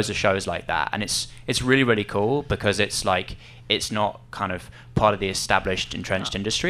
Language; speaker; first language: English; native; English